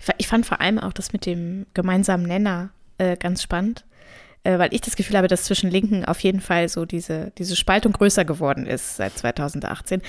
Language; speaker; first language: German; native; German